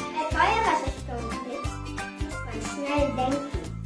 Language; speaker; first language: German; early bilingual, heritage; German